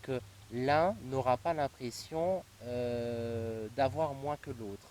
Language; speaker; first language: French; native; French